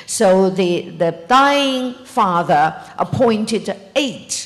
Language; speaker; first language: English; non-native, fluent; Chinese